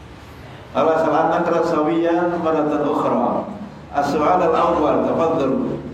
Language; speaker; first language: Arabic; non-native, fluent; Indonesian